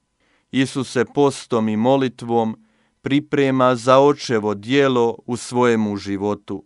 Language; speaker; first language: Croatian; native; Croatian